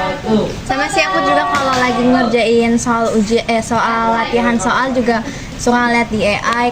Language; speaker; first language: Indonesian; native; Indonesian